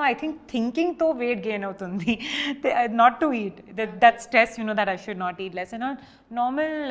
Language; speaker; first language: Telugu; non-native, learner; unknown